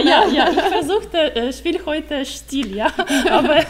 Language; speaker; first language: German; non-native, learner; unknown